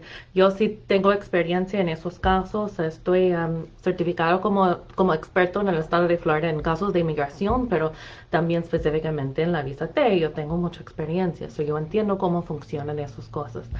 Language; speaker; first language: Spanish; non-native, fluent; English